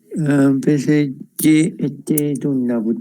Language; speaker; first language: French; non-native, learner; Spanish